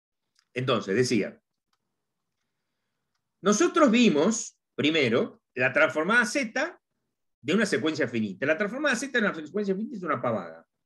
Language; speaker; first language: Spanish; native; Spanish